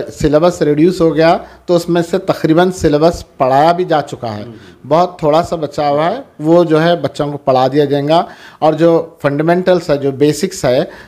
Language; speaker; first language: Urdu; native; Urdu